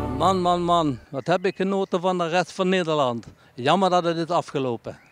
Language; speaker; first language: Dutch; native; Dutch